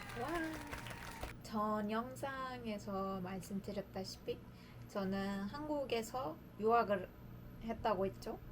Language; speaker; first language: Korean; non-native, fluent; Uzbek